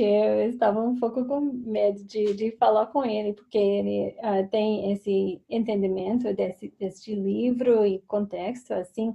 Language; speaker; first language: Portuguese; non-native, fluent; English